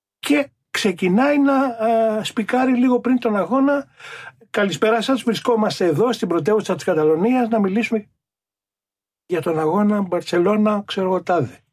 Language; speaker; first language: Greek; native; Greek